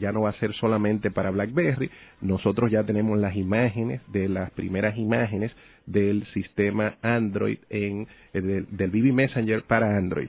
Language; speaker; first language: Spanish; native; Spanish